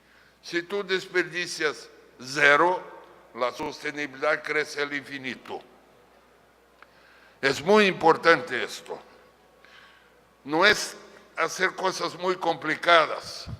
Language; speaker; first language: Spanish; non-native, fluent; Portuguese